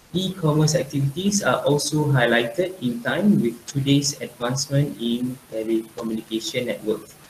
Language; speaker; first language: English; non-native, local second language; Malay